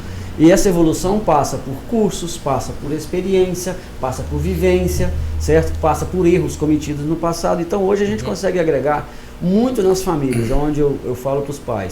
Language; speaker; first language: Portuguese; native; Portuguese